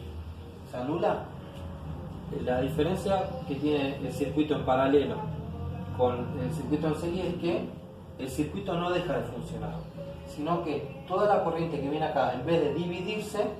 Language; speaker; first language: Spanish; native; Spanish